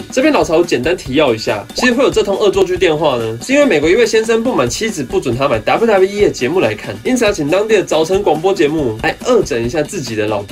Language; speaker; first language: Chinese; native; Chinese